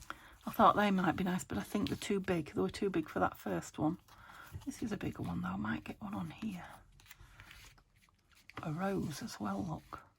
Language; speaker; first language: English; native; English